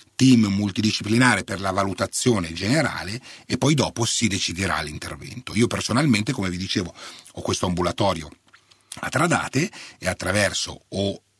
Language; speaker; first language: Italian; native; Italian